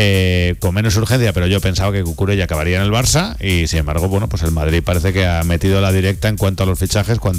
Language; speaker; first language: Spanish; native; Spanish